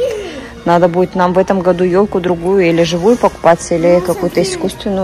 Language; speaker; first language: Russian; native; Russian